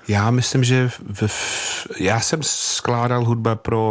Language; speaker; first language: Czech; non-native, learner; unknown